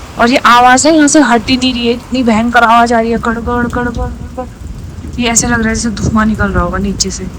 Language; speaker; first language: Hindi; non-native, local second language; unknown